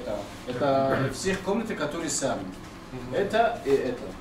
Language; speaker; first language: Russian; non-native, learner; Arabic